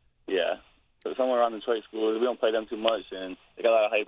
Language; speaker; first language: English; native; English